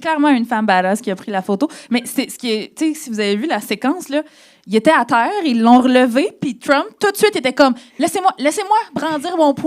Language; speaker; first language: French; native; French